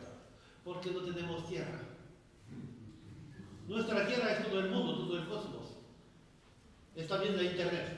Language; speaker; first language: Spanish; non-native, fluent; French